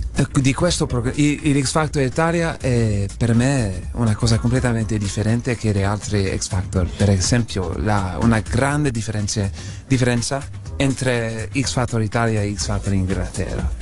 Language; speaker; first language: Italian; non-native, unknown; English